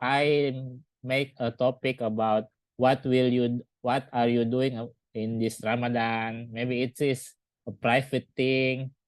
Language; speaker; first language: English; non-native, learner; Indonesian